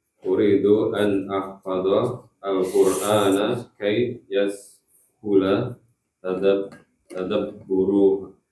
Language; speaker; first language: Arabic; non-native, learner; Indonesian